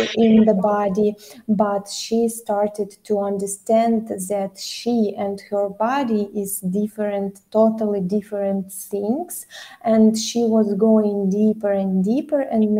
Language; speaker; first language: English; non-native, fluent; Ukrainian